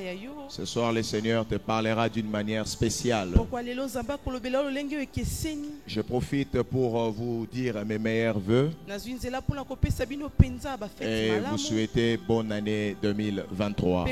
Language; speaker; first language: French; non-native, local second language; Lingala